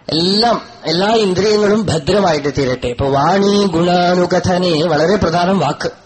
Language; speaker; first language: Malayalam; non-native, local second language; Tamil